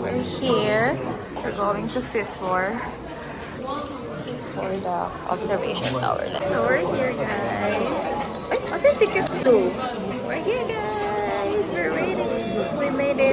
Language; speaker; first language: English; non-native, local second language; Filipino